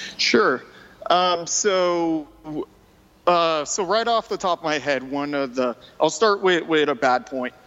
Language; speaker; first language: English; non-native, fluent; French